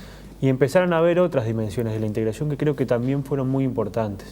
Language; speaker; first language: Spanish; native; Spanish